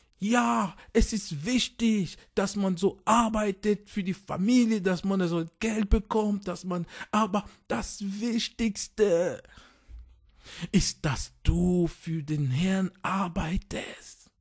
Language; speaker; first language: German; non-native, fluent; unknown